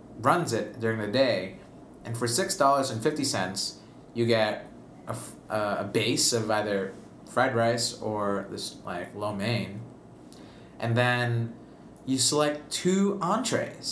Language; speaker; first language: English; non-native, local second language; Filipino